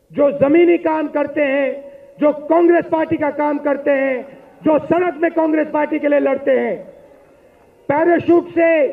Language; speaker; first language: Hindi; native; Hindi